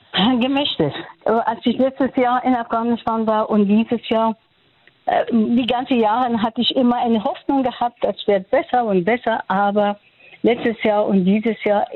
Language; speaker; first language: German; non-native, fluent; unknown